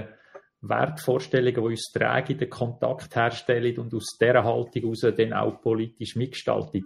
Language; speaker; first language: German; native; German